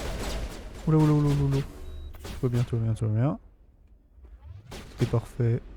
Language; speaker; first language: French; native; French